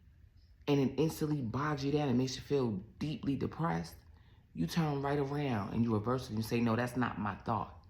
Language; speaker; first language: English; native; English